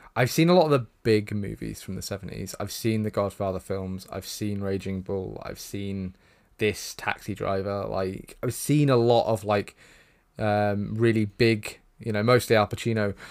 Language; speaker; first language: English; native; English